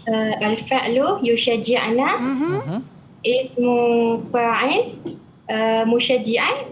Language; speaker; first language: Arabic; non-native, learner; Malay